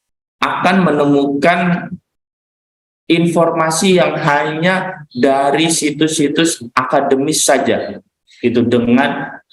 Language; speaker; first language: Indonesian; native; Indonesian